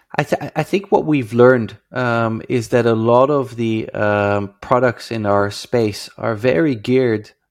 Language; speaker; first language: English; non-native, fluent; Dutch